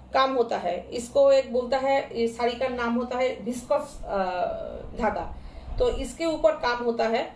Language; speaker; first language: Hindi; non-native, local second language; Bangla